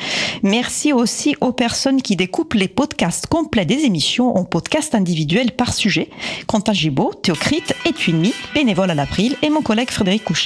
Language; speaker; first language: French; native; French